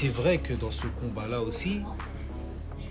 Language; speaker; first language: French; native; French